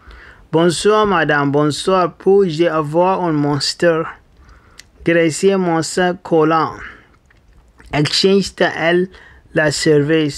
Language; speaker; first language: French; non-native, learner; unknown